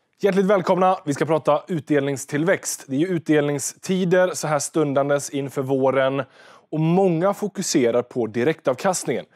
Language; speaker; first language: Swedish; native; Swedish